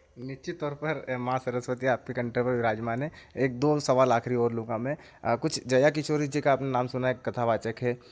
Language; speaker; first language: Hindi; native; Hindi